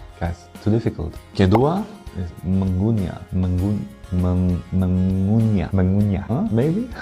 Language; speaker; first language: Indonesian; non-native, learner; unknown